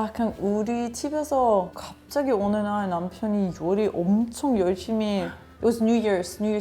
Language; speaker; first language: Korean; non-native, learner; German